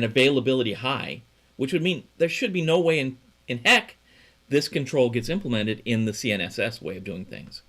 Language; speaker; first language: English; native; English